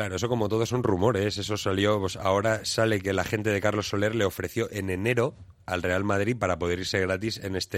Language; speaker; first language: Spanish; native; Spanish